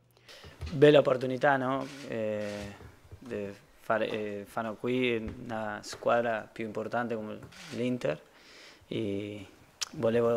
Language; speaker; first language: Italian; non-native, learner; Spanish